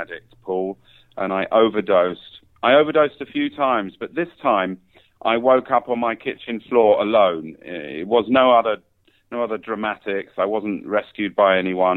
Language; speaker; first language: English; native; English